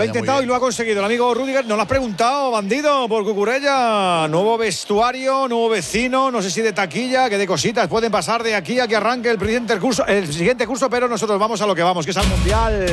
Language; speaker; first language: Spanish; native; Spanish